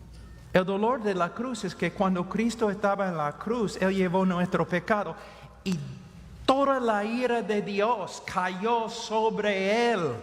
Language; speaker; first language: Spanish; non-native, fluent; English